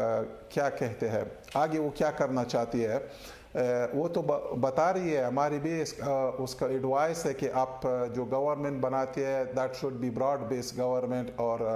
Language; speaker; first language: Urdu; non-native, learner; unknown